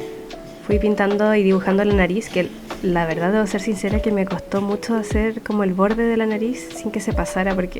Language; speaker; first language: Spanish; native; Spanish